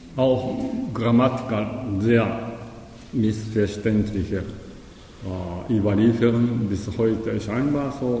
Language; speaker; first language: German; non-native, learner; Japanese